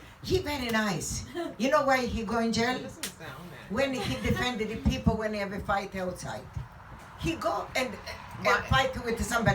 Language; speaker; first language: English; non-native, learner; Italian